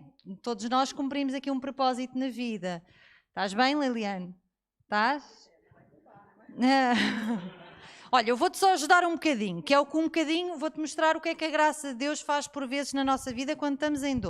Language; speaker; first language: Portuguese; native; Portuguese